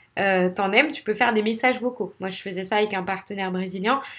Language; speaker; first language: French; native; French